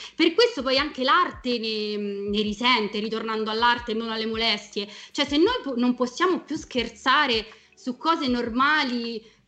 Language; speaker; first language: Italian; native; Italian